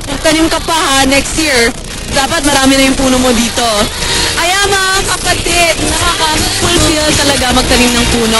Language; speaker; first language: Filipino; non-native, fluent; Korean